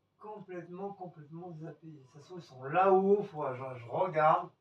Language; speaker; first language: French; native; French